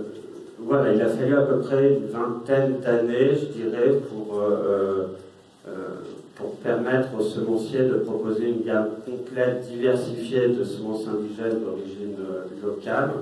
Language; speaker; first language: French; native; French